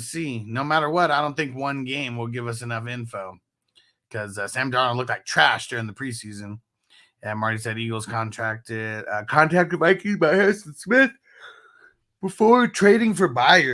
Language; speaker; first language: English; native; English